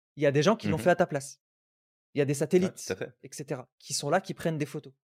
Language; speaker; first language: French; non-native, local second language; Arabic